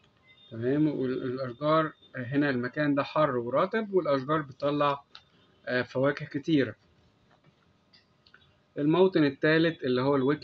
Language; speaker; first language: Arabic; native; Arabic